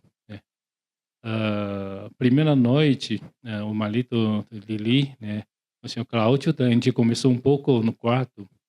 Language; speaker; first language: Portuguese; non-native, learner; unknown